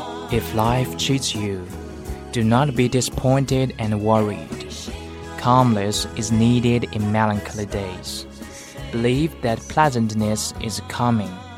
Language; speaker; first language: English; non-native, fluent; Chinese